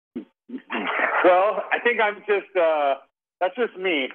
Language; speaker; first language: English; native; English